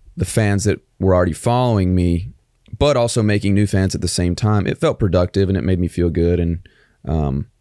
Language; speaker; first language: English; native; English